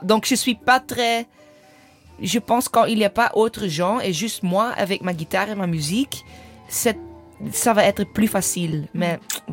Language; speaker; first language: French; non-native, learner; English